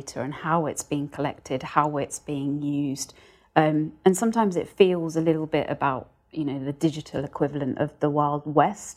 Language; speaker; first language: English; native; English